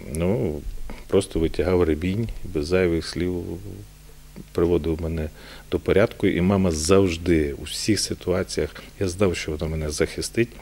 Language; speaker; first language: Ukrainian; native; Ukrainian